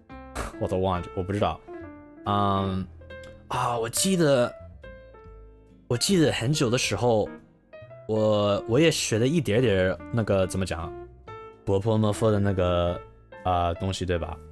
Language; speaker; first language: Chinese; non-native, learner; English